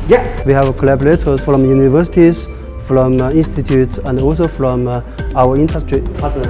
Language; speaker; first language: English; non-native, fluent; Chinese